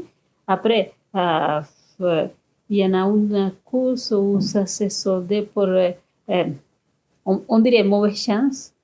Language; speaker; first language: French; non-native, fluent; Spanish